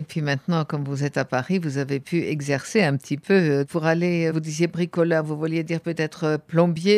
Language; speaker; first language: French; native; French